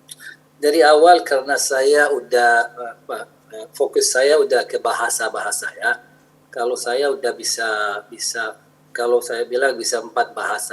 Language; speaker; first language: Indonesian; non-native, fluent; Arabic